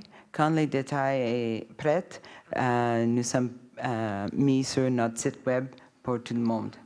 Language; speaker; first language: French; non-native, learner; English